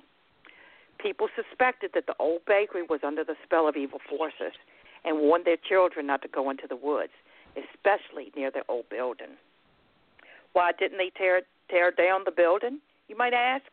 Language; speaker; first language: English; native; English